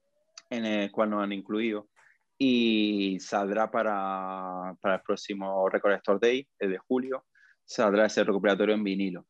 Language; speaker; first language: Spanish; native; Spanish